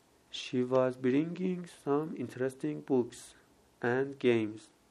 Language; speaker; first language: English; non-native, fluent; Persian